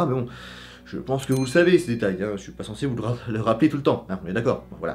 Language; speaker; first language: French; native; French